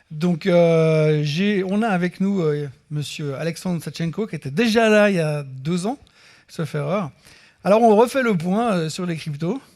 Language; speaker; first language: French; native; French